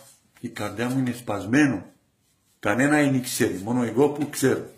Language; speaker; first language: Greek; non-native, learner; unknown